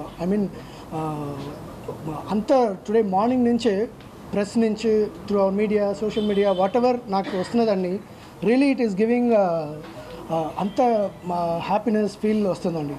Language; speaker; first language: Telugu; non-native, local second language; Tamil